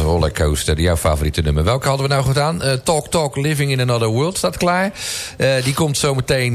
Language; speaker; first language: Dutch; native; Dutch